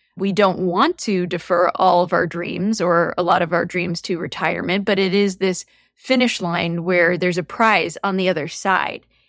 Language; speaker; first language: English; native; English